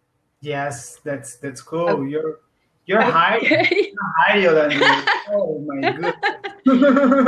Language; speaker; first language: English; non-native, learner; Portuguese